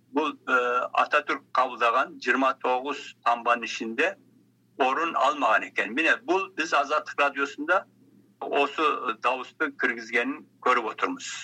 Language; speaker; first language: Kazakh; early bilingual, heritage; Kazakh